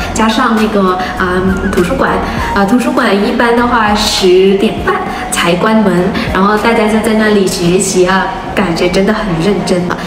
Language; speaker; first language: Chinese; non-native, fluent; Vietnamese